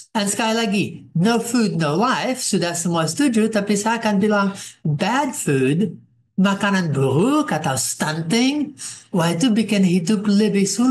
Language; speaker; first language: Indonesian; non-native, fluent; English